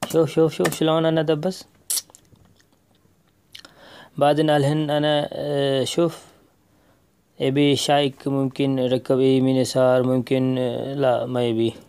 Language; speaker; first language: Arabic; non-native, learner; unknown